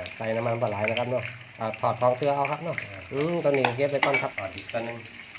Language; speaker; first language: Thai; native; Thai